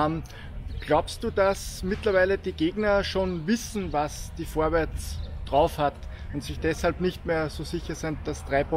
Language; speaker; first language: German; native; German